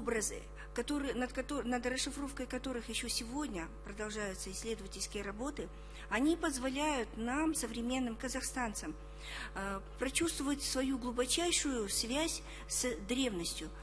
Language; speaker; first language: Russian; native; Russian